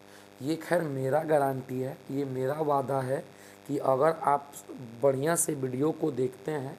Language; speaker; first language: Hindi; native; Hindi